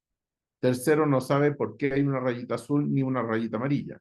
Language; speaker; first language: Spanish; native; Spanish